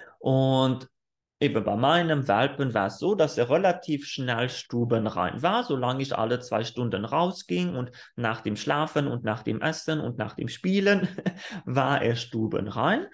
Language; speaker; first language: German; non-native, fluent; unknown